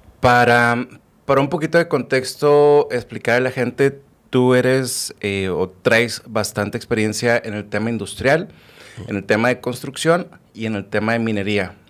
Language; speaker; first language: Spanish; native; Spanish